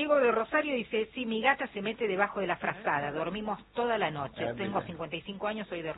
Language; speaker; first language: Spanish; native; Spanish